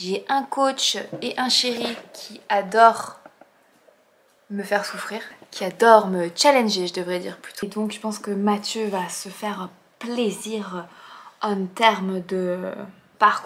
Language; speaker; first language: French; native; French